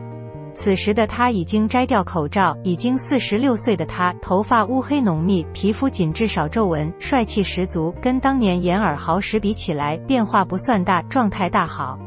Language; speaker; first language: Chinese; native; Chinese